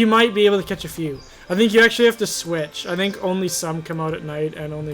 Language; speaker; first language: English; native; English